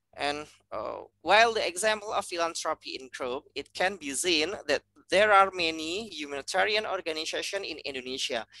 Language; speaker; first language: English; non-native, fluent; Indonesian